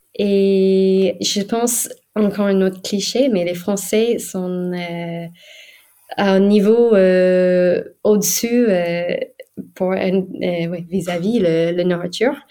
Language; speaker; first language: French; non-native, fluent; English